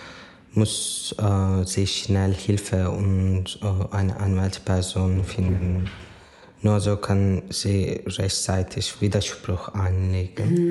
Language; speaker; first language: German; non-native, fluent; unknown